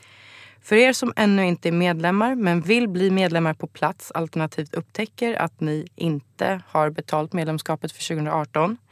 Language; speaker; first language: Swedish; native; Swedish